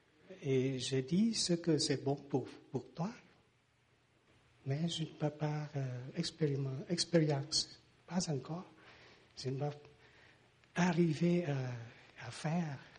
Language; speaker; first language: French; non-native, learner; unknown